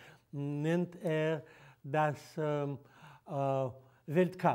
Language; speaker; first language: German; non-native, fluent; Russian